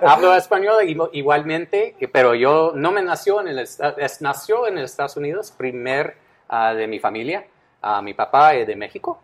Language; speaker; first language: Spanish; early bilingual, heritage; Spanish